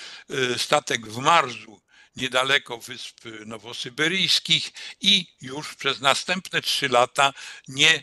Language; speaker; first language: Polish; native; Polish